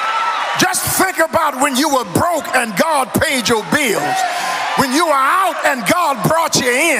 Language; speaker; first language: English; native; English